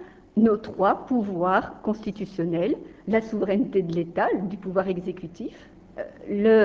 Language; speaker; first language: French; native; French